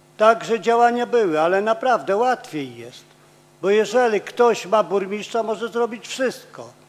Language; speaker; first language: Polish; native; Polish